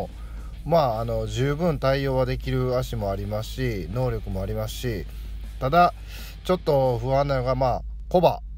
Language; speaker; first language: Japanese; native; Japanese